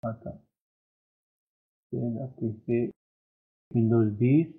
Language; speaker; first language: French; non-native, learner; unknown